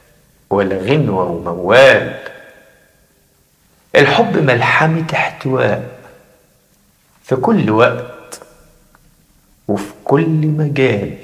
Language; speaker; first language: Arabic; native; Arabic